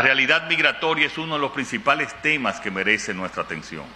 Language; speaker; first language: Spanish; native; Spanish